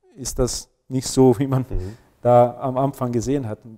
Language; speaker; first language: German; non-native, fluent; Bosnian